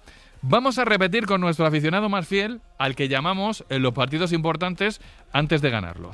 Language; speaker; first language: Spanish; native; Spanish